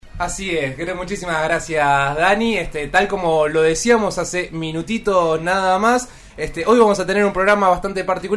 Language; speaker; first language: Spanish; native; Spanish